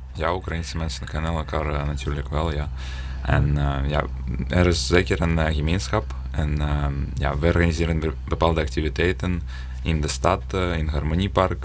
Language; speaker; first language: Dutch; non-native, fluent; Ukrainian